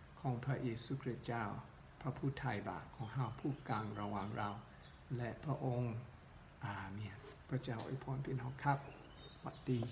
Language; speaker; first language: Thai; non-native, local second language; Northeastern Thai